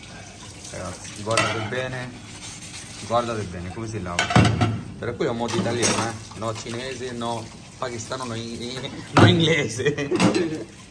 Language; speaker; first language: Italian; non-native, learner; Bangla